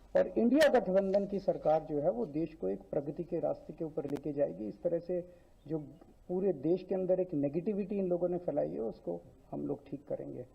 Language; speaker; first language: Hindi; native; Hindi